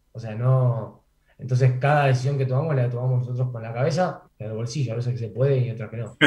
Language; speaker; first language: Spanish; native; Spanish